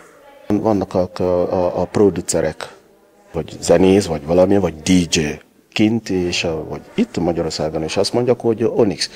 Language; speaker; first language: Hungarian; non-native, learner; Yoruba